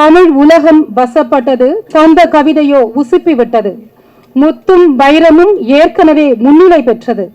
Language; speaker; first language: Tamil; native; Tamil